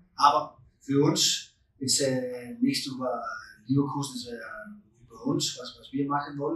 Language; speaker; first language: German; non-native, learner; Danish